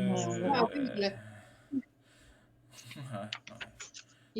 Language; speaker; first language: French; non-native, fluent; Hungarian